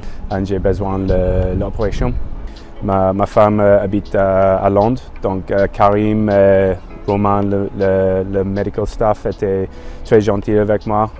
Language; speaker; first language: French; non-native, learner; English